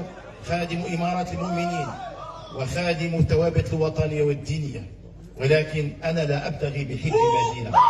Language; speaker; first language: Arabic; native; Arabic